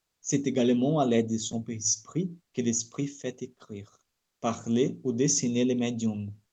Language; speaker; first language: French; non-native, fluent; Portuguese